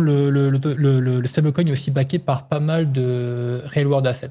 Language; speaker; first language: French; native; French